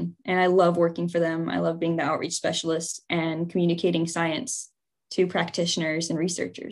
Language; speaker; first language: English; native; English